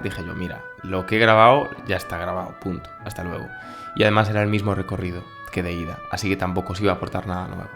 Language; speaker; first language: Spanish; native; Spanish